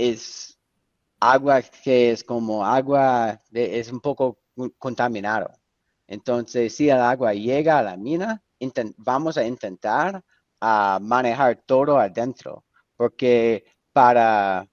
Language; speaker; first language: Spanish; non-native, fluent; English